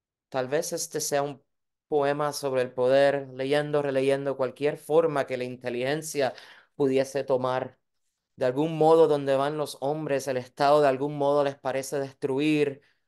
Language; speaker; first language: Spanish; early bilingual, heritage; Spanish